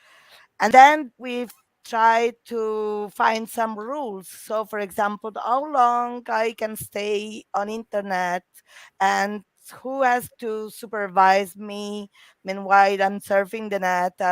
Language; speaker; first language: English; non-native, fluent; Italian